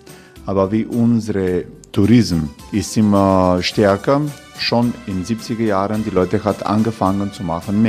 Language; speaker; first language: German; non-native, learner; Croatian